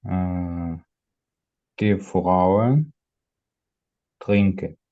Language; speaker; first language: German; non-native, learner; Azerbaijani